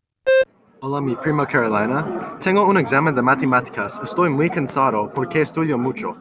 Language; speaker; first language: Spanish; non-native, learner; English